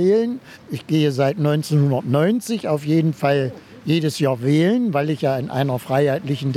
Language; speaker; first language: German; native; German